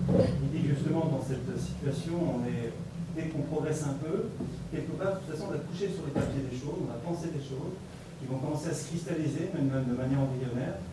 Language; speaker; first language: French; native; French